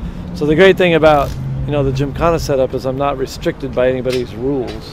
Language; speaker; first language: English; native; English